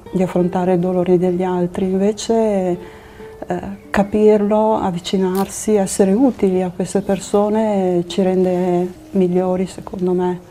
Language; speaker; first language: Italian; native; Italian